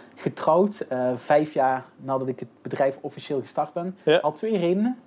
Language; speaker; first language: Dutch; native; Dutch